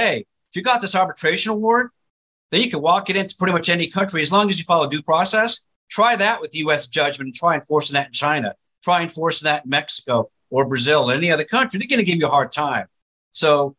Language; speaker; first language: English; native; English